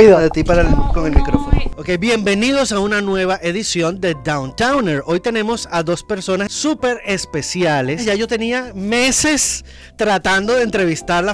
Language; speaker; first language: Spanish; native; Spanish